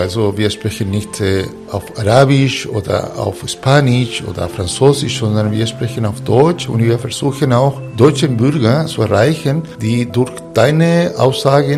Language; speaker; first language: German; non-native, fluent; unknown